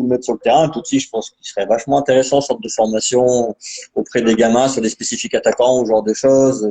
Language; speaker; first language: French; native; French